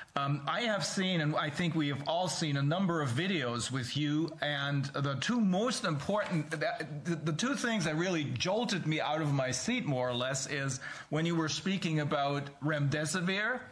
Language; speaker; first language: English; non-native, fluent; German